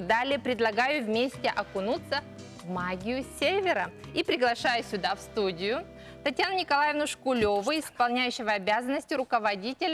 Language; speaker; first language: Russian; native; Russian